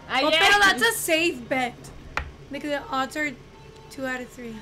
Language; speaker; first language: English; non-native, fluent; Spanish